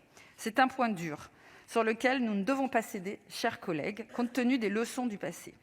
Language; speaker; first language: French; native; French